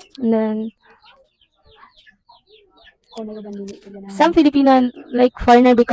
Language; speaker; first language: English; non-native, learner; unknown